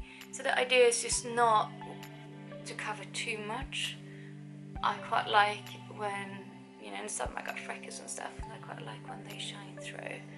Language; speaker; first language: English; non-native, fluent; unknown